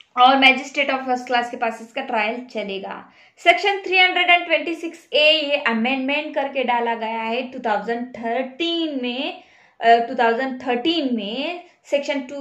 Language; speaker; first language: Hindi; non-native, local second language; Marathi